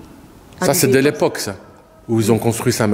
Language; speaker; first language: French; native; French